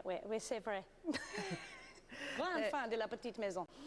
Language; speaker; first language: French; non-native, learner; English